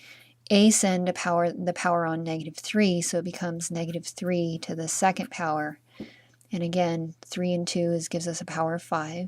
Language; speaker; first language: English; native; English